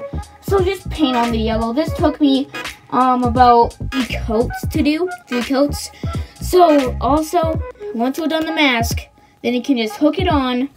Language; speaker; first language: English; native; English